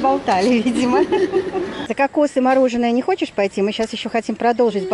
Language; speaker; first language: Russian; native; Russian